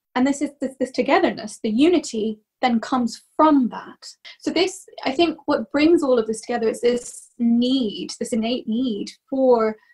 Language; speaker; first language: English; native; English